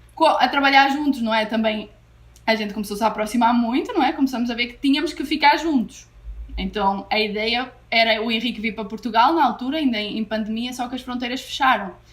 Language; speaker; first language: Portuguese; native; Portuguese